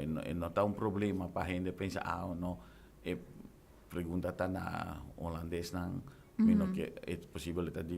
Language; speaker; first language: Spanish; non-native, local second language; Papiamento